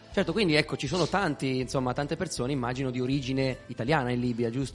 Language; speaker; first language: Italian; native; Italian